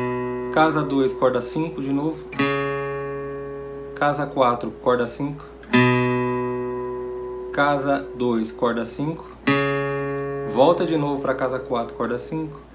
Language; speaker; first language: Portuguese; native; Portuguese